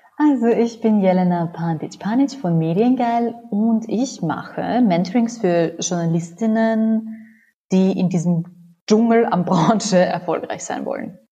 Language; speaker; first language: German; native; German